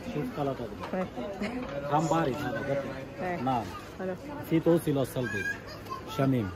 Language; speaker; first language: Arabic; non-native, learner; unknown